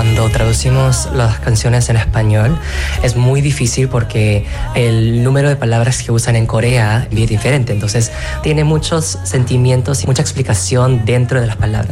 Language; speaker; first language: Spanish; non-native, fluent; Korean